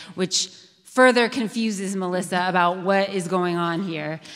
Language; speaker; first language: English; native; English